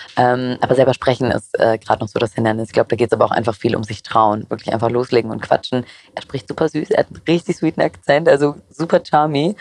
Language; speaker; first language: German; early bilingual, other home language; Greek